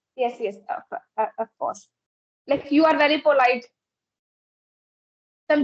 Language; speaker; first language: English; non-native, local second language; Hindi